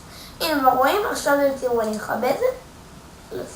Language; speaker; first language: Hebrew; native; Hebrew